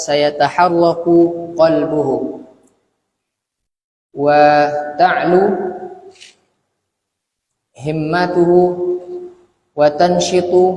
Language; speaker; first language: Arabic; non-native, learner; Indonesian